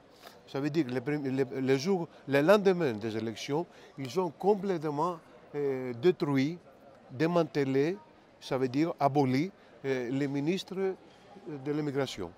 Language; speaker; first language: French; non-native, fluent; Greek